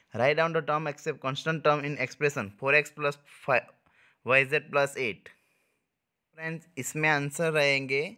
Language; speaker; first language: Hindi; non-native, local second language; Gujarati